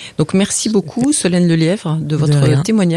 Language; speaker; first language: French; native; French